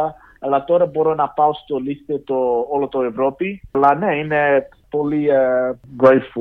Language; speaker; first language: Greek; early bilingual, heritage; English